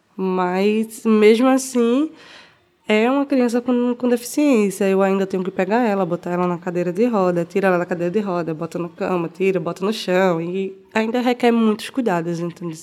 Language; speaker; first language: Portuguese; native; Portuguese